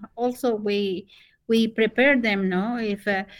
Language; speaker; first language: English; non-native, fluent; Spanish